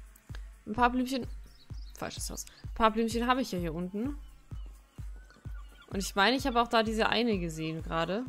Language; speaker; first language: German; native; German